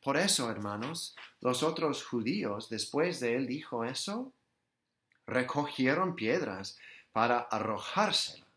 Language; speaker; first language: Spanish; non-native, fluent; English